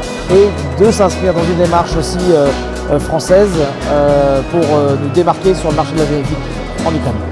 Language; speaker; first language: French; native; French